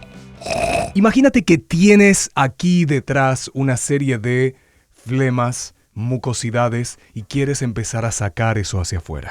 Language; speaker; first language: Spanish; native; Spanish